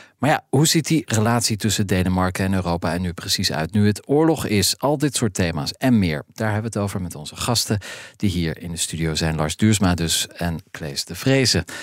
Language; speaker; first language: Dutch; native; Dutch